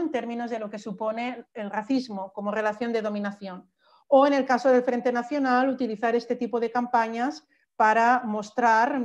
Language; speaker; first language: Spanish; native; Spanish